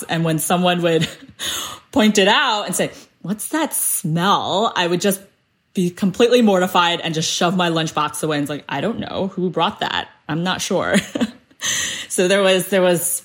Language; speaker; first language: English; early bilingual, other home language; Cantonese